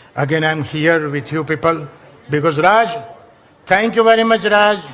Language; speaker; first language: English; non-native, local second language; Gujarati